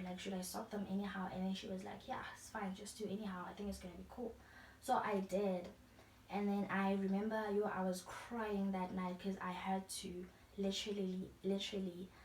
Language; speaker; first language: English; non-native, local second language; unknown